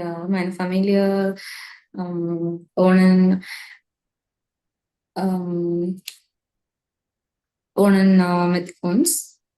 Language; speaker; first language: German; non-native, learner; Tamil